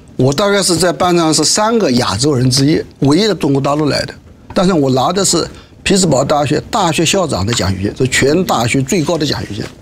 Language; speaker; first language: Chinese; native; Chinese